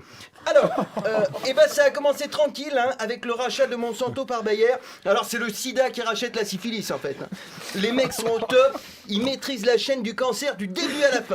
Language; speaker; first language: French; native; French